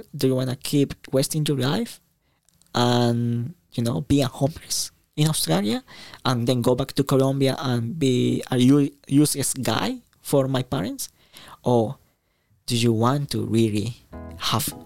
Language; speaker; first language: English; non-native, fluent; Spanish